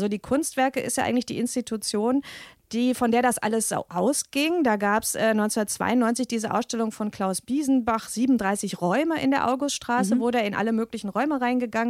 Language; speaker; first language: German; native; German